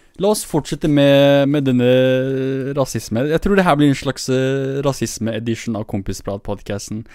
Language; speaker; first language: Norwegian; early bilingual, other home language; Kurdish